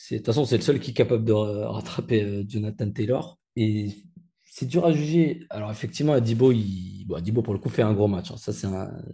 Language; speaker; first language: French; native; French